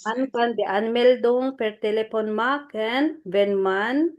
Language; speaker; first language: German; non-native, fluent; Filipino